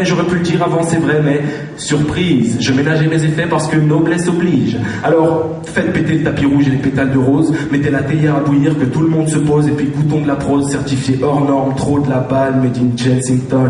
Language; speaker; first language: French; native; French